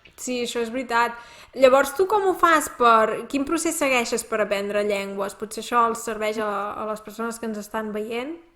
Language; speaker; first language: Catalan; native; Catalan